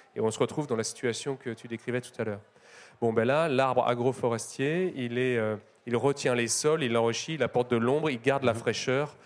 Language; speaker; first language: French; native; French